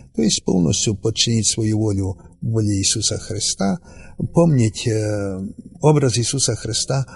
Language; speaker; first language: Russian; non-native, local second language; Rusyn